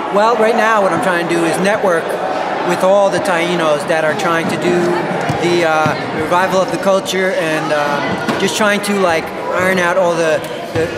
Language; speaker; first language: English; native; English